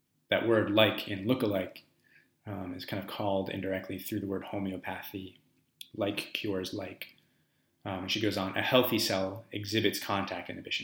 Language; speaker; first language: English; native; English